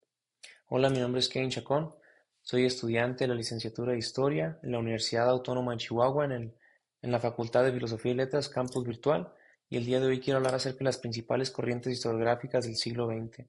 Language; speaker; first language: Spanish; native; Spanish